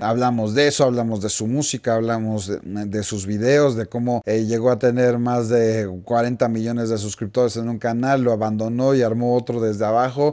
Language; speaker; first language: Spanish; native; Spanish